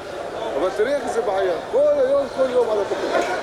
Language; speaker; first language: Hebrew; non-native, local second language; Arabic